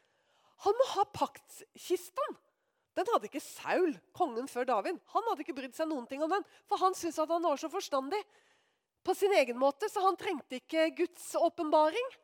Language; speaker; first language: Norwegian; native; Norwegian